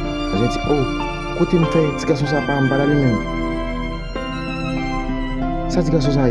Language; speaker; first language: French; non-native, learner; Haitian Creole